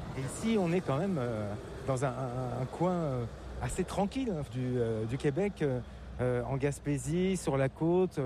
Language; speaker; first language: French; native; French